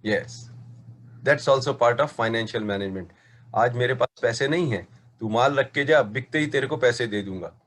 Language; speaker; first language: Hindi; non-native, local second language; Marathi